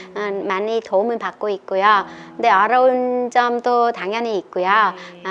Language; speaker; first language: Korean; non-native, fluent; Vietnamese